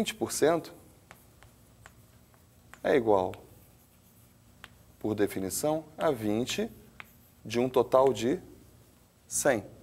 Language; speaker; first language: Portuguese; native; Portuguese